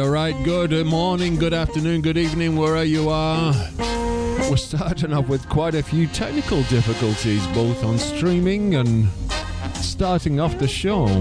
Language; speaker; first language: English; native; English